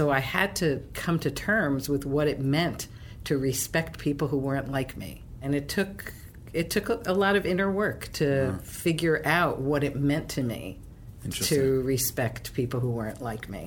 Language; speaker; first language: English; native; English